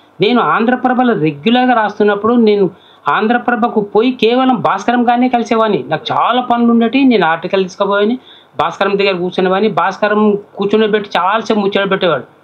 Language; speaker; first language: Telugu; native; Telugu